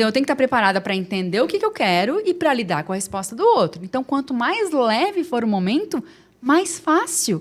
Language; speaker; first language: Portuguese; native; Portuguese